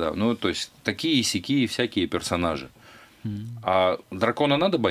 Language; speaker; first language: Russian; native; Russian